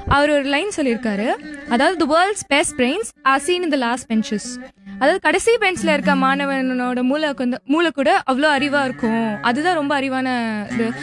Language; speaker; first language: Tamil; native; Tamil